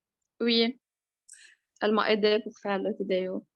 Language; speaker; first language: French; non-native, learner; Arabic